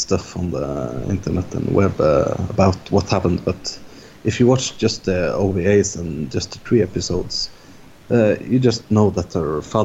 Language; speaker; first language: English; non-native, fluent; Norwegian